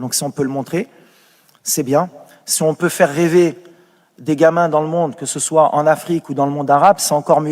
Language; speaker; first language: French; native; French